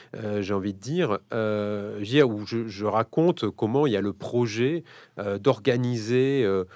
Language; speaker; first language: French; native; French